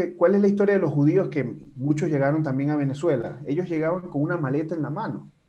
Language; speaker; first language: Spanish; native; Spanish